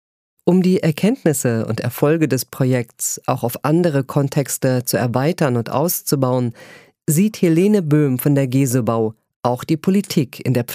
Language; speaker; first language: German; native; German